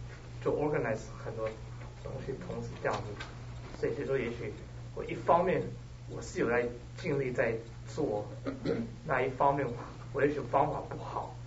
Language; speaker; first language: Chinese; early bilingual, other home language; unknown